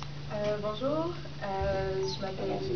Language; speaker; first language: French; non-native, fluent; Russian